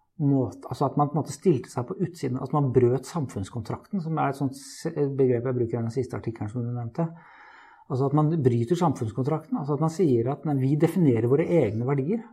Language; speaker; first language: Norwegian; native; Norwegian